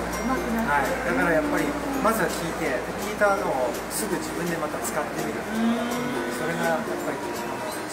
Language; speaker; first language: Japanese; early bilingual, other home language; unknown